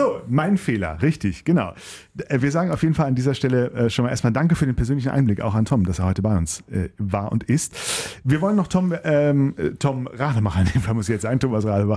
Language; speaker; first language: German; native; German